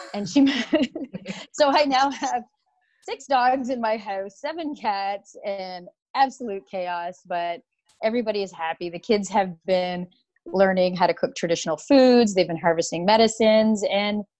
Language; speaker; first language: English; native; English